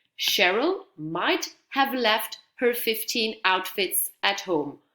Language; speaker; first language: English; non-native, fluent; Dutch